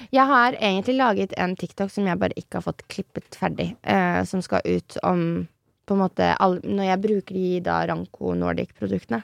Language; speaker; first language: Norwegian; early bilingual, other home language; French